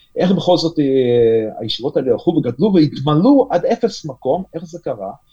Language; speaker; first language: Hebrew; non-native, fluent; Yiddish